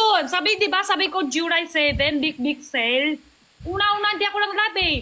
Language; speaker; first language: Filipino; non-native, learner; Chinese